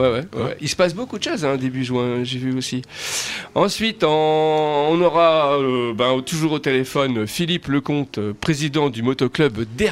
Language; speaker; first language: French; native; French